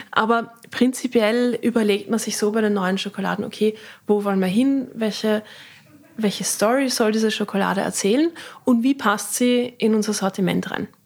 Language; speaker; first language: German; native; German